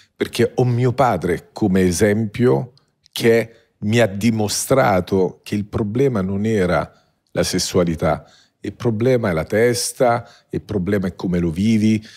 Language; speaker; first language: Italian; native; Italian